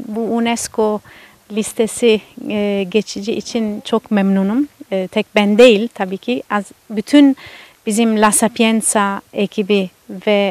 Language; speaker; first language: Turkish; non-native, learner; Italian